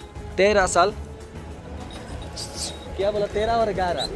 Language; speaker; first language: Hindi; non-native, learner; Bangla